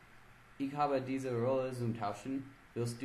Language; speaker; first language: German; non-native, learner; English